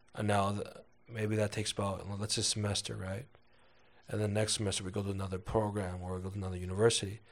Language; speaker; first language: English; early bilingual, other home language; Chinese